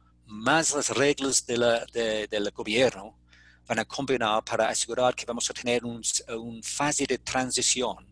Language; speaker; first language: Spanish; non-native, fluent; English